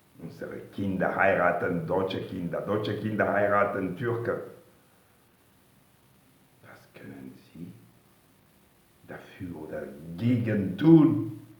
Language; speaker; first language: German; non-native, fluent; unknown